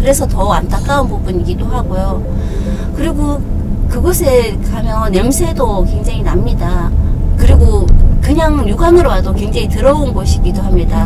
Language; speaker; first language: Korean; native; Korean